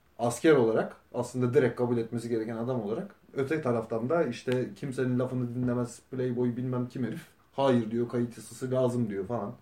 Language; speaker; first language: Turkish; native; Turkish